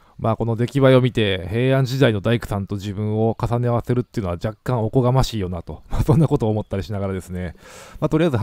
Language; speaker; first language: Japanese; native; Japanese